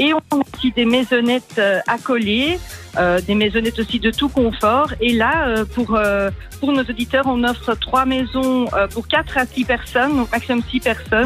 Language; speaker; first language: French; native; French